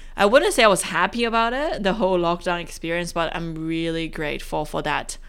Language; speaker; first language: English; non-native, fluent; Chinese